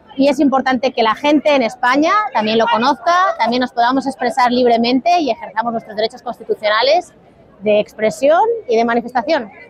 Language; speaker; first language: Spanish; native; Spanish